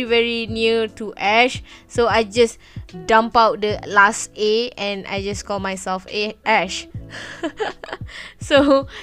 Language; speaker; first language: English; non-native, local second language; Malay